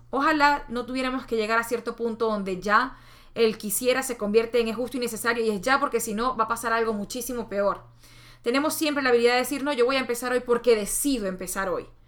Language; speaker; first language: Spanish; native; Spanish